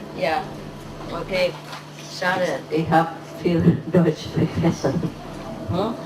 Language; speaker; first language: German; non-native, learner; Vietnamese